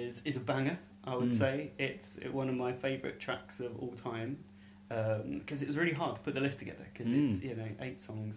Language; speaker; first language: English; native; English